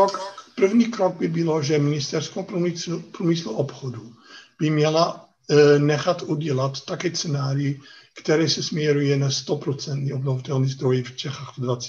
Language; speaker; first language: Czech; non-native, fluent; Dutch